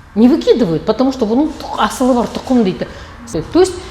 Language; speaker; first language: Russian; non-native, local second language; Kazakh